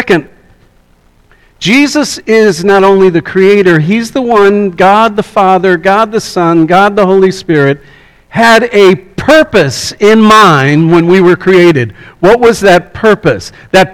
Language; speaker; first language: English; native; English